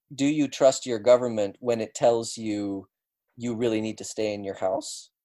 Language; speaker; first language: English; native; English